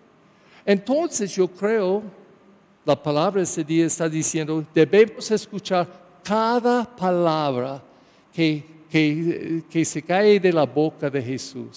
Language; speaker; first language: Spanish; non-native, learner; English